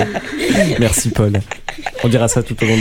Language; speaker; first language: French; native; French